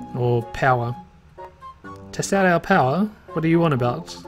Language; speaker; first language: English; native; English